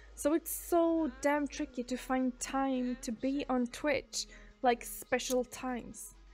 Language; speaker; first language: English; non-native, fluent; Swedish